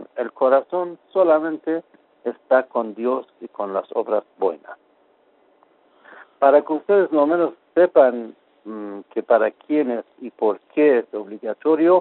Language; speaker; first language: Spanish; non-native, fluent; Persian